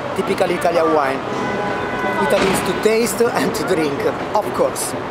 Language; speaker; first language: English; non-native, learner; Italian